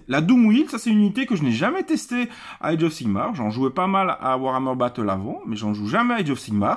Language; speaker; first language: French; native; French